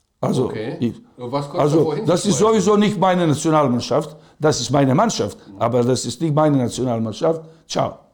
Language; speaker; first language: German; non-native, fluent; Serbian